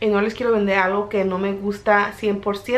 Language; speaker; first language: Spanish; early bilingual, heritage; Spanish